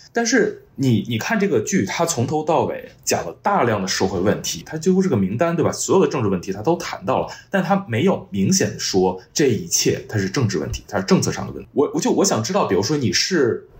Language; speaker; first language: Chinese; native; Chinese